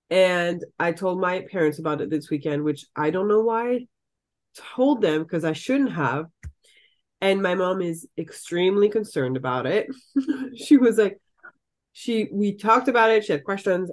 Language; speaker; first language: English; non-native, fluent; French